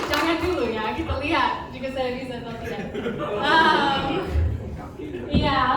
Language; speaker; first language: Indonesian; non-native, fluent; English